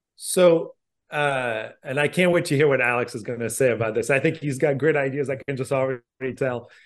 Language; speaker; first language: English; non-native, fluent; French